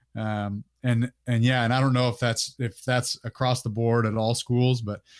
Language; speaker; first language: English; native; English